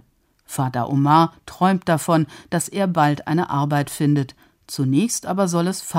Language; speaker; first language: German; native; German